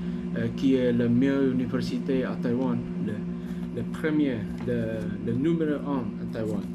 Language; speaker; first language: French; non-native, learner; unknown